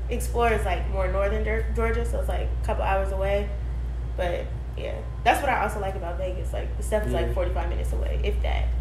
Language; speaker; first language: English; native; English